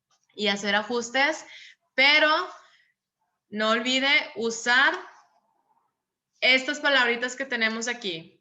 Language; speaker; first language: Spanish; native; Spanish